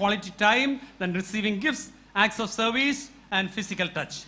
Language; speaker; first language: English; non-native, local second language; Malayalam